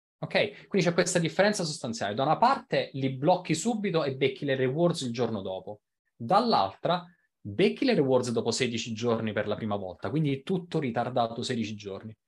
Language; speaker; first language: Italian; native; Italian